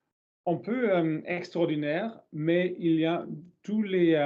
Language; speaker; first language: French; non-native, learner; English